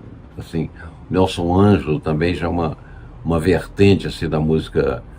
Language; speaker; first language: Portuguese; native; Portuguese